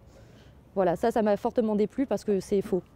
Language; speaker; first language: French; native; French